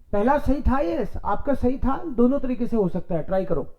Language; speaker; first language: Hindi; native; Hindi